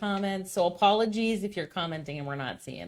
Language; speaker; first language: English; native; English